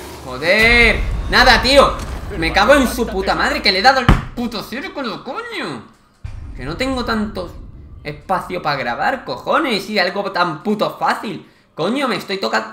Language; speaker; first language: Spanish; native; Spanish